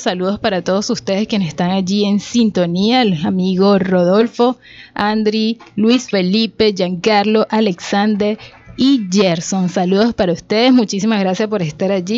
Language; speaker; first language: Spanish; native; Spanish